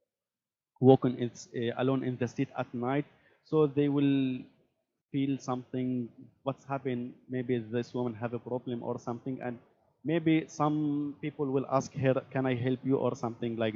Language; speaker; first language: English; non-native, learner; Arabic